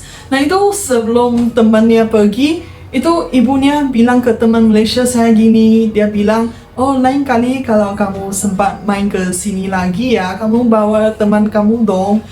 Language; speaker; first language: Indonesian; non-native, fluent; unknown